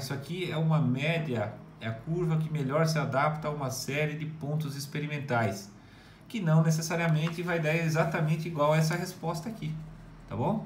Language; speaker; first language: Portuguese; native; Portuguese